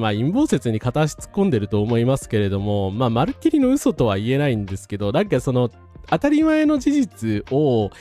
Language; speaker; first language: Japanese; native; Japanese